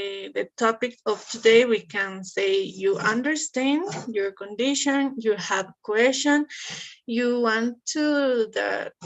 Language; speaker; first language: English; non-native, learner; Spanish